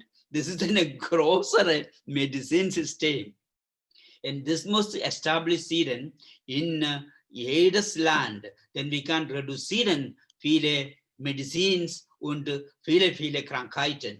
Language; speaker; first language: German; non-native, learner; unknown